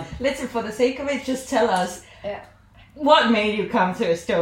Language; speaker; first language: English; non-native, fluent; Estonian